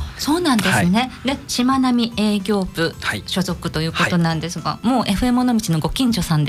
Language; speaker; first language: Japanese; native; Japanese